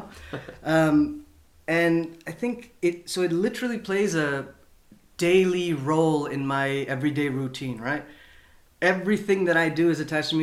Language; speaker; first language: English; non-native, local second language; Urdu